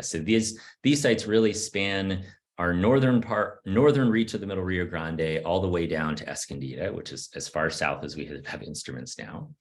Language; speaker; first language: English; native; English